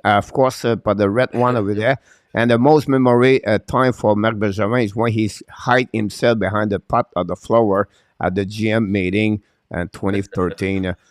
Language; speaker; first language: English; non-native, local second language; French